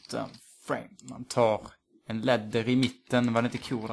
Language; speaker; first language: Swedish; native; Swedish